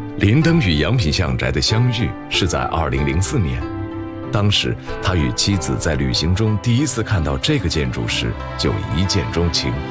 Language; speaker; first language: Chinese; native; Chinese